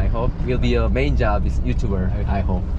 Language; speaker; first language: English; non-native, learner; Korean